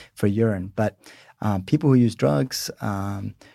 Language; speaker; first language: English; early bilingual, other home language; Swedish